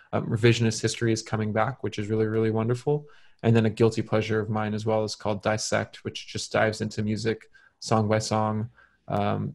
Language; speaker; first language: English; native; English